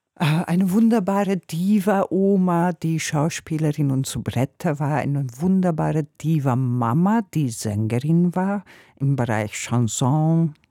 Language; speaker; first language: German; non-native, fluent; Hungarian